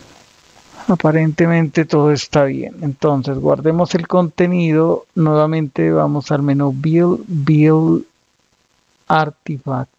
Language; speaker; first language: Spanish; native; Spanish